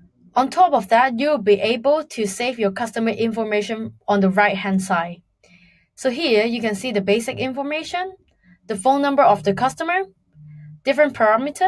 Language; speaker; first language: English; non-native, fluent; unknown